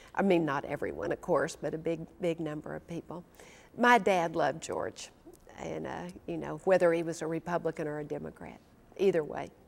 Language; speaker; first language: English; native; English